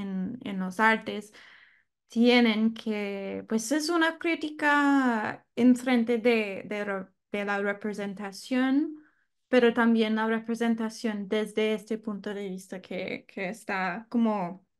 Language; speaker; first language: Spanish; non-native, learner; English